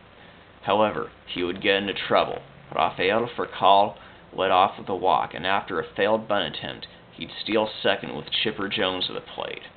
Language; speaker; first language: English; native; English